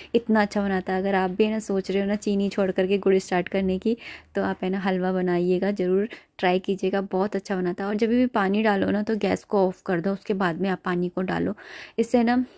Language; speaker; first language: Hindi; native; Hindi